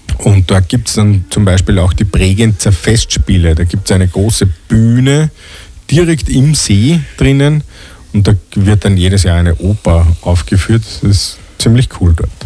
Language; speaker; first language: German; native; German